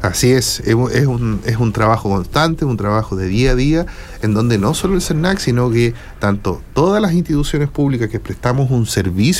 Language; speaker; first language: Spanish; native; Spanish